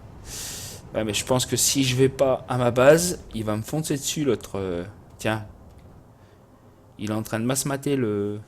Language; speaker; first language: French; native; French